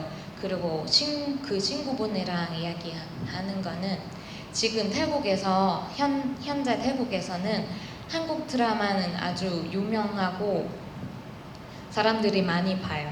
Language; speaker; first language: Korean; non-native, learner; Thai